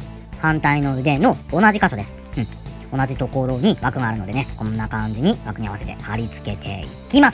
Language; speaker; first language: Japanese; native; Japanese